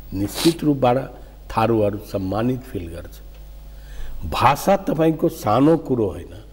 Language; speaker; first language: Nepali; non-native, local second language; Maithili